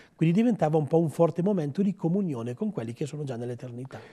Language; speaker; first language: Italian; native; Italian